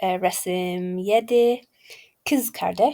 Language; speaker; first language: Turkish; non-native, learner; English